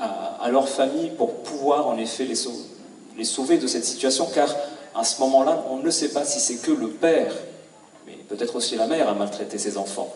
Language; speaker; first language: French; native; French